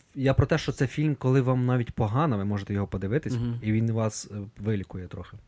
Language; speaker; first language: Ukrainian; native; Ukrainian